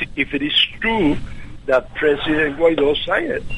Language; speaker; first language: English; non-native, fluent; Spanish